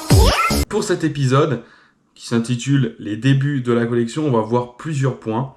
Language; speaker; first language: French; native; French